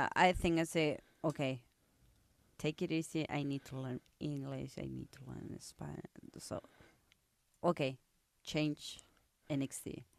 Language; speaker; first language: English; non-native, learner; Spanish